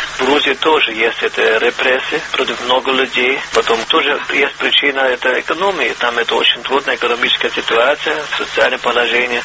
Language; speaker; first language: Russian; non-native, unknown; German